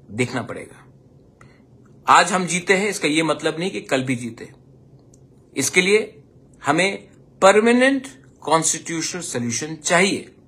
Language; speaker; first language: Hindi; non-native, local second language; Kok Borok